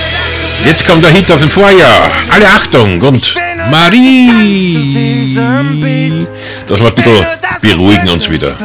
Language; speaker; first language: German; native; German